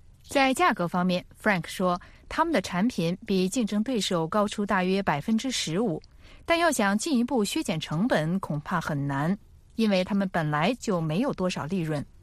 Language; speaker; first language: Chinese; native; Chinese